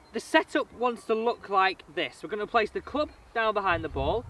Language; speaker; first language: English; native; English